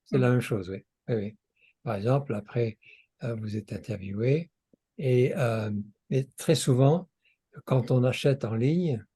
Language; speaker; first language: French; non-native, fluent; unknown